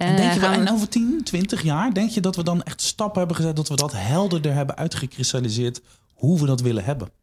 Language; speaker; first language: Dutch; native; Dutch